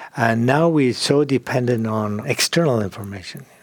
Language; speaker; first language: English; non-native, fluent; Spanish